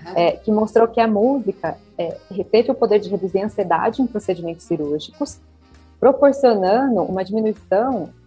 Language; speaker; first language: Portuguese; native; Portuguese